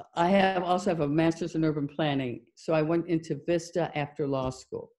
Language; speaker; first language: English; native; English